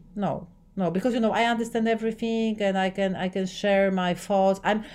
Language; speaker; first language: English; non-native, fluent; Polish